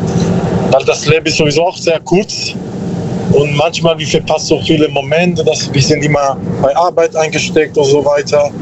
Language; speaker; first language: German; non-native, learner; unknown